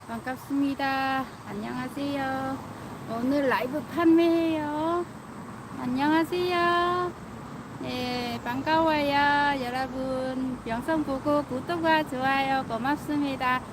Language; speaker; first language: Korean; non-native, fluent; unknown